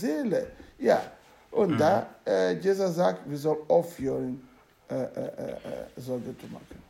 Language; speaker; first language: German; non-native, learner; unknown